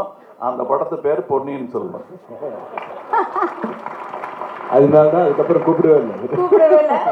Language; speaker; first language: Tamil; native; Tamil